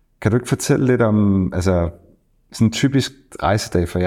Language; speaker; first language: Danish; native; Danish